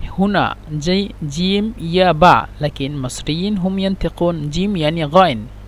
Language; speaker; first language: Egyptian Arabic; non-native, learner; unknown